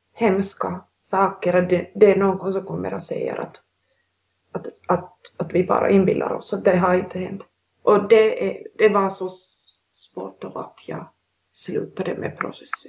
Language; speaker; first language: Swedish; non-native, local second language; Finnish